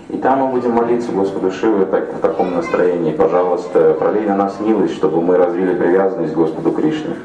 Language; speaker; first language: Russian; native; Russian